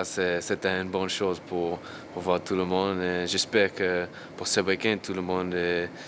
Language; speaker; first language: French; non-native, learner; English